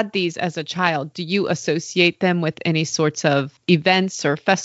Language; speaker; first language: English; native; English